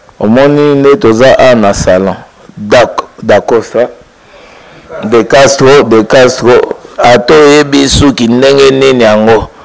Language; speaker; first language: Lingala; native; Lingala